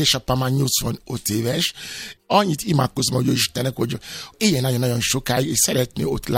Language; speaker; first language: Hungarian; non-native, fluent; Yoruba